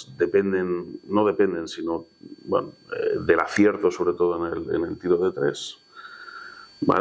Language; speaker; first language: Spanish; native; Spanish